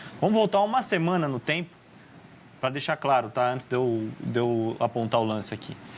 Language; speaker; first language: Portuguese; native; Portuguese